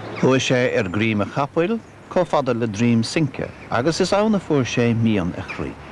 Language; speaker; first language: Irish; native; Irish